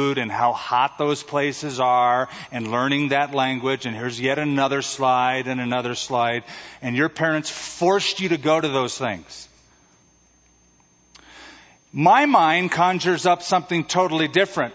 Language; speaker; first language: English; native; English